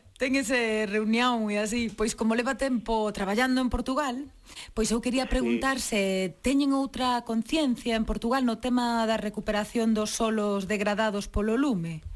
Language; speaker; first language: Galician; native; Galician